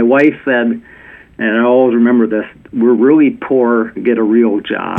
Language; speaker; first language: English; native; English